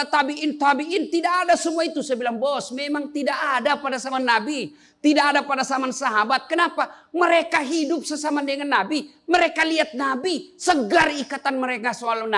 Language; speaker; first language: Indonesian; native; Indonesian